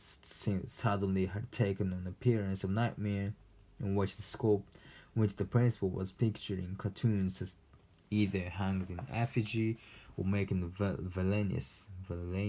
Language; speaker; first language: English; non-native, fluent; Japanese